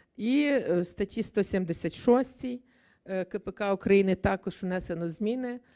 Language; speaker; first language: Ukrainian; native; Ukrainian